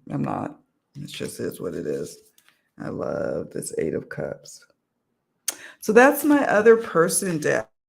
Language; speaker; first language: English; native; English